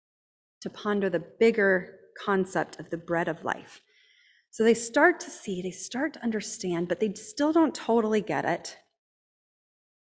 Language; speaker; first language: English; native; English